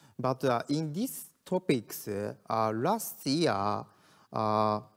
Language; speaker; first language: English; non-native, learner; Japanese